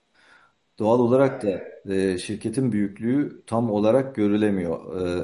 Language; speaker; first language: Turkish; native; Turkish